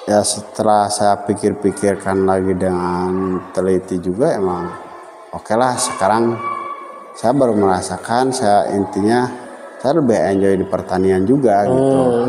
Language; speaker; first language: Indonesian; native; Indonesian